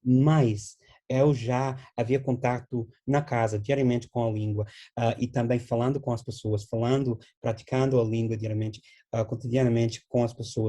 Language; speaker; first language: Portuguese; non-native, fluent; English